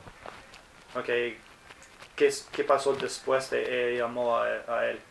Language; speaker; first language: Spanish; non-native, learner; English